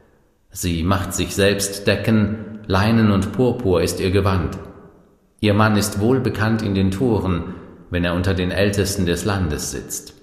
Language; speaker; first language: German; native; German